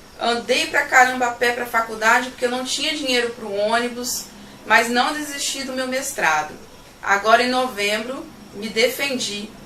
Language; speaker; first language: Portuguese; native; Portuguese